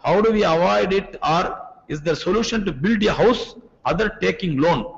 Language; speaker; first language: English; non-native, local second language; Tamil